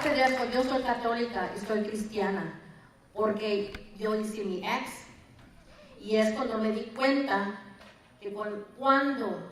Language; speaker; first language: Spanish; early bilingual, heritage; Spanish